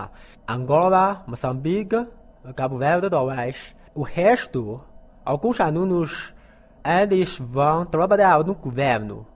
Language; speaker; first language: Portuguese; non-native, learner; Chinese